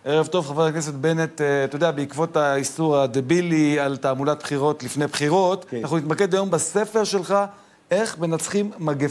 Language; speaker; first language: Hebrew; native; Hebrew